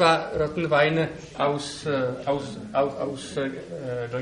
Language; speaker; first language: German; non-native, learner; Czech